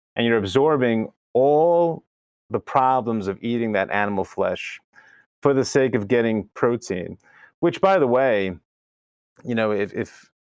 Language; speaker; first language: English; early bilingual, other home language; Spanish